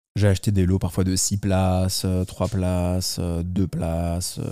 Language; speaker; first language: French; native; French